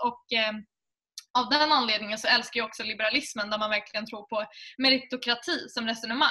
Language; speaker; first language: Swedish; native; Swedish